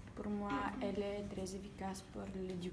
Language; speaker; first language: French; non-native, learner; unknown